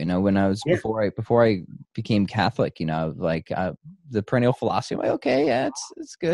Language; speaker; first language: English; native; English